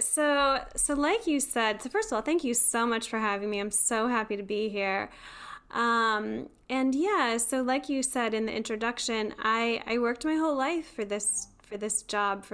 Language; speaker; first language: English; native; English